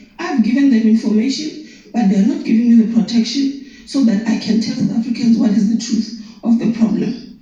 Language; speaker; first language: English; non-native, local second language; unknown